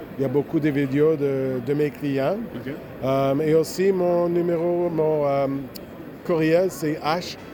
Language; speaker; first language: French; non-native, local second language; English